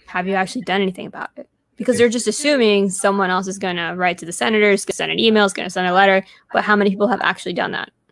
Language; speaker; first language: English; early bilingual, other home language; Spanish